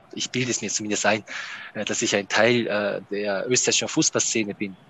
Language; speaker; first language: German; non-native, fluent; Japanese